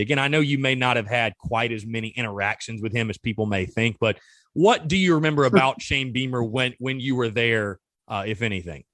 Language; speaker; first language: English; native; English